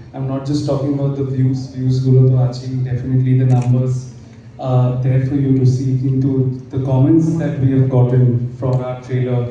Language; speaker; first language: English; non-native, local second language; Bangla